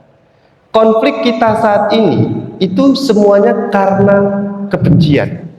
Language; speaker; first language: Indonesian; native; Indonesian